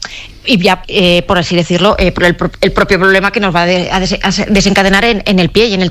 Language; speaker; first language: Spanish; native; Spanish